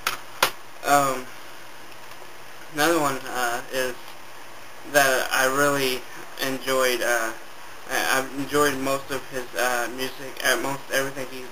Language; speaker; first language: English; native; English